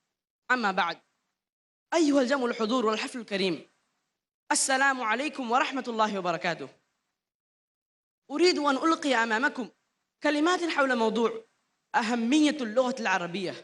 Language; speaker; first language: Arabic; non-native, learner; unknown